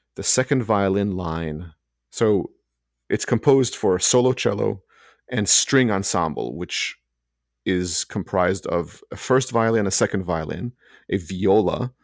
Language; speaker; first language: English; early bilingual, other home language; Hebrew